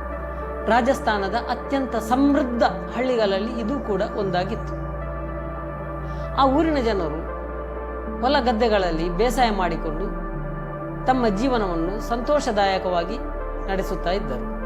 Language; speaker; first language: Kannada; native; Kannada